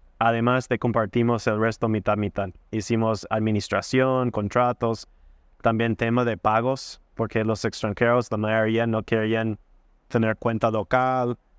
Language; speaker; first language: Spanish; non-native, fluent; English